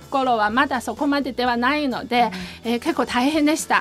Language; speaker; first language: Japanese; non-native, fluent; Chinese